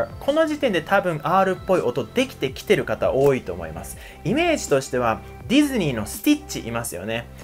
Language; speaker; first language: Japanese; native; Japanese